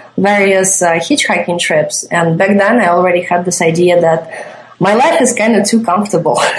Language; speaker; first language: English; non-native, fluent; Latvian